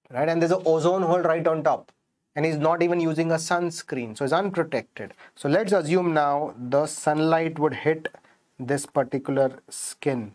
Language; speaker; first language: English; non-native, local second language; Hindi